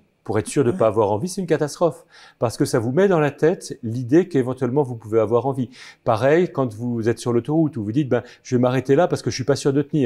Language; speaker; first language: French; native; French